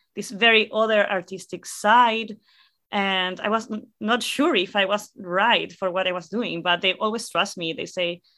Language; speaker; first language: English; non-native, fluent; Spanish